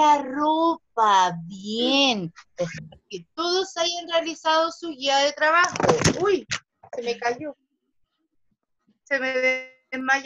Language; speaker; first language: Spanish; native; Spanish